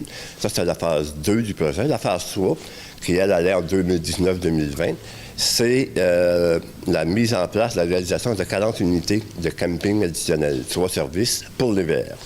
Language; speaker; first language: French; native; French